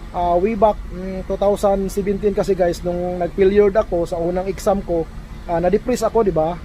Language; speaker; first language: Filipino; non-native, local second language; Cebuano